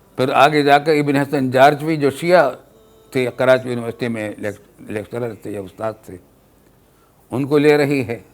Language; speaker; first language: Urdu; native; Urdu